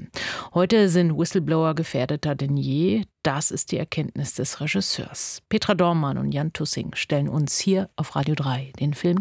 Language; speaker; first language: German; native; German